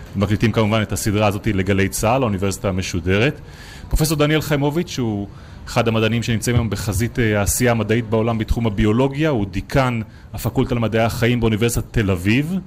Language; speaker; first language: Hebrew; native; Hebrew